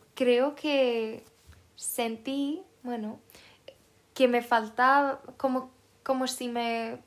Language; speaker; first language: Spanish; non-native, fluent; Swedish